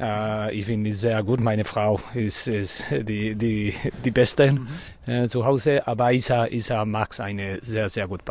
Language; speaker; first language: German; non-native, learner; Spanish